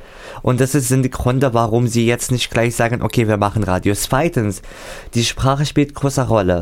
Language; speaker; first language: German; non-native, fluent; Arabic